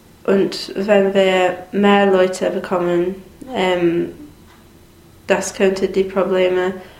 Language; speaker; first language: German; non-native, learner; English